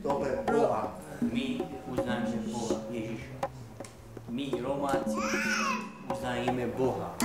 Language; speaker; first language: Czech; non-native, local second language; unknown